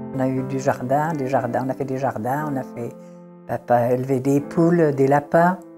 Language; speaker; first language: French; early bilingual, other home language; Italian